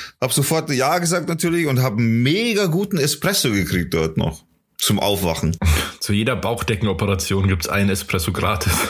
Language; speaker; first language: German; native; German